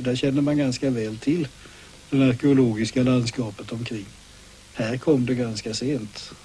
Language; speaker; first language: Swedish; native; Swedish